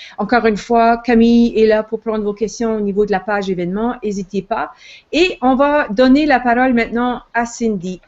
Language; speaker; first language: French; native; French